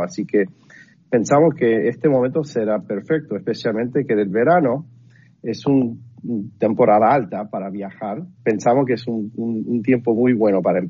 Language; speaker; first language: Spanish; non-native, fluent; English